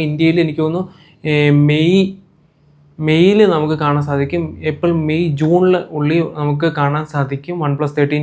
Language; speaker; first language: Malayalam; native; Malayalam